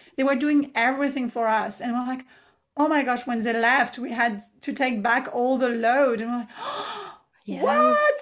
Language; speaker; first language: English; non-native, fluent; French